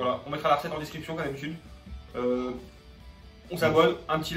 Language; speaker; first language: French; native; French